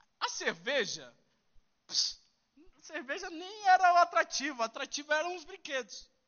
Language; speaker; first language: Portuguese; early bilingual, heritage; Portuguese